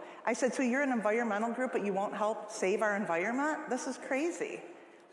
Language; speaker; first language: English; native; English